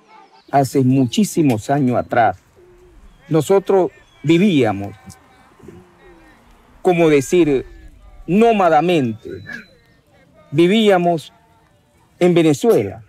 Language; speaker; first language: Spanish; non-native, local second language; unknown